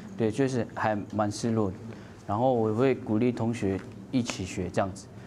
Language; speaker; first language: Chinese; non-native, local second language; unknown